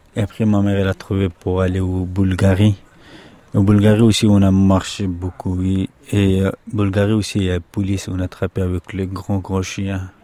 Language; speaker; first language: French; non-native, learner; Pashto